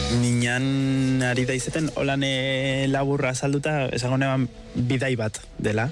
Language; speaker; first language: Basque; native; Basque